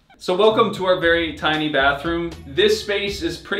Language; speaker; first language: English; native; English